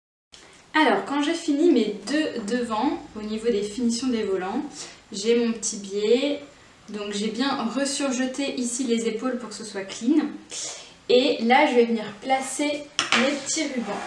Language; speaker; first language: French; native; French